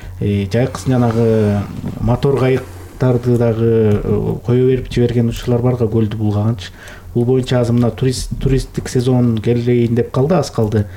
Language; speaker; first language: Kyrgyz; native; Kyrgyz